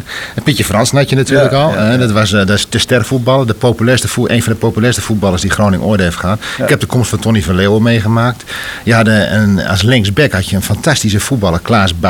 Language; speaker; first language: Dutch; native; Dutch